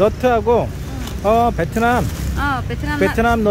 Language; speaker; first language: Korean; native; Korean